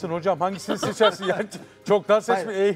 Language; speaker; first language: Turkish; native; Turkish